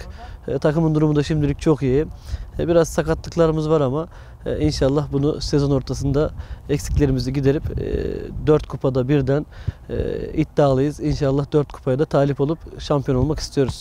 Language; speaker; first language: Turkish; native; Turkish